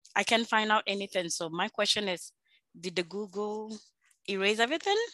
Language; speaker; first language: English; non-native, local second language; Akan